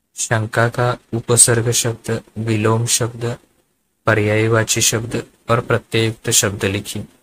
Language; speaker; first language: Hindi; non-native, local second language; Marathi